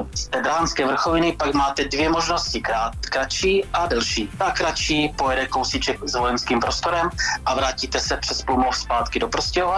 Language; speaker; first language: Czech; native; Czech